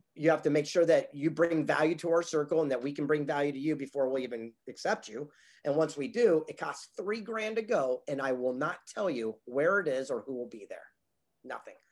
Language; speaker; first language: English; native; English